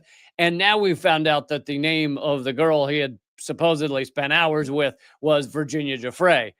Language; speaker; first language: English; native; English